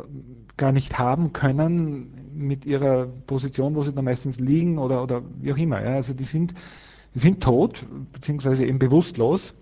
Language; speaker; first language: German; native; German